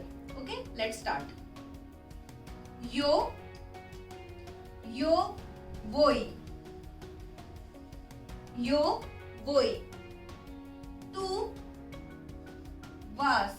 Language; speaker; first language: Spanish; non-native, fluent; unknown